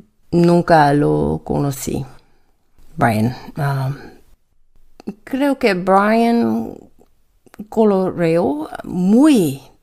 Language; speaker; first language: Spanish; non-native, learner; English